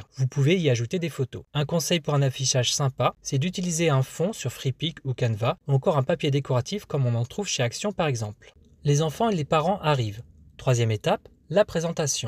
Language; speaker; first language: French; native; French